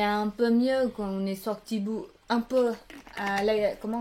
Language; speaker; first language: French; non-native, learner; Khmer